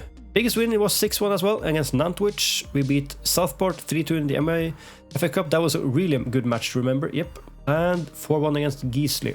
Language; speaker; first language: English; non-native, fluent; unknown